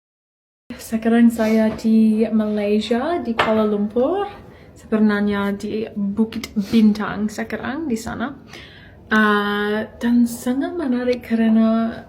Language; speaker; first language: Indonesian; non-native, fluent; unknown